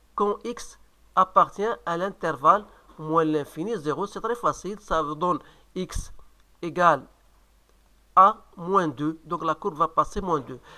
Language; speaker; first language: French; non-native, local second language; Arabic